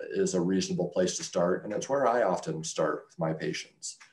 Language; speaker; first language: English; native; English